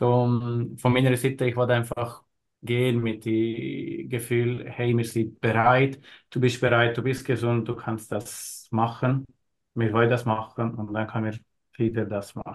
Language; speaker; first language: German; non-native, learner; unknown